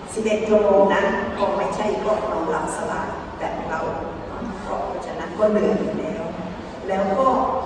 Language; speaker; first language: Thai; non-native, fluent; Spanish